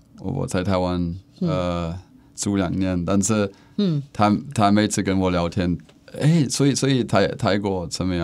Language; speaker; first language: Chinese; non-native, learner; Czech